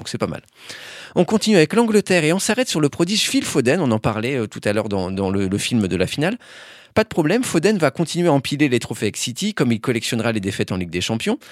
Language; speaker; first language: French; native; French